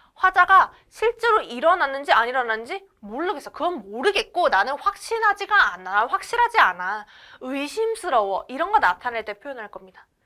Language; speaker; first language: Korean; native; Korean